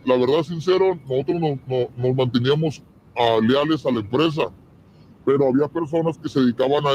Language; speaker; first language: Spanish; native; Spanish